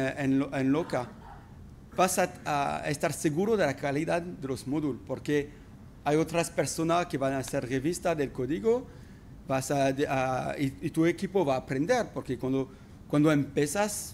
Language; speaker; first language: Spanish; non-native, fluent; French